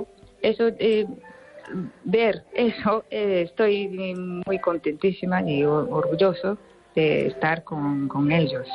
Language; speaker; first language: Spanish; non-native, fluent; Japanese